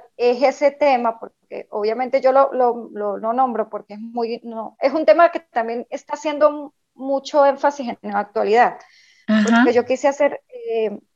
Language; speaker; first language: Spanish; native; Spanish